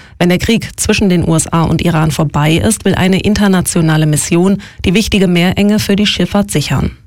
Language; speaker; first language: German; native; German